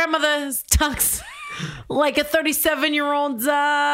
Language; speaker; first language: English; native; English